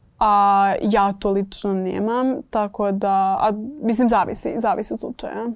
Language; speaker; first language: Serbian; non-native, fluent; English